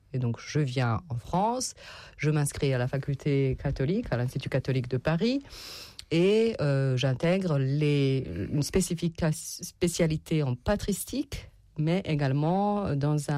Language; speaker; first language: French; non-native, fluent; Serbian